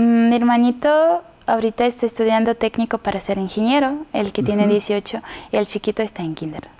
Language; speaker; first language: Spanish; non-native, fluent; Kazakh